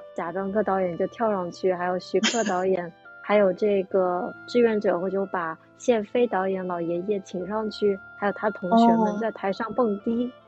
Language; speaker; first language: Chinese; native; Chinese